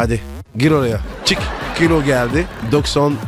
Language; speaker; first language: Turkish; non-native, learner; French